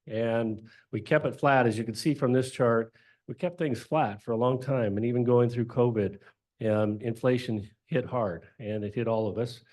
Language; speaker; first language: English; native; English